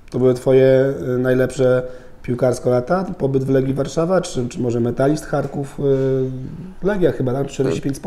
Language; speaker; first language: Polish; native; Polish